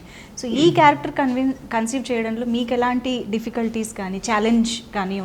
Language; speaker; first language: Telugu; native; Telugu